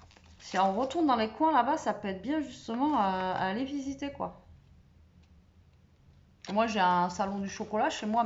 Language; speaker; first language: French; native; French